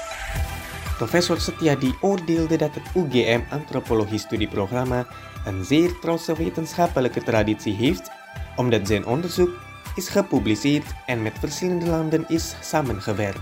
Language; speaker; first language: Dutch; non-native, fluent; Indonesian